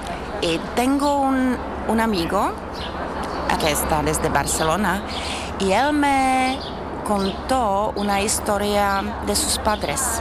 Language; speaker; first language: Spanish; non-native, learner; Czech